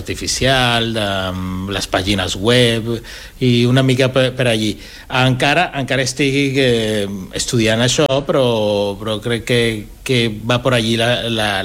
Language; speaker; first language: Catalan; non-native, fluent; Spanish